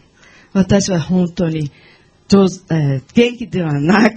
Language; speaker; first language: Japanese; non-native, learner; Portuguese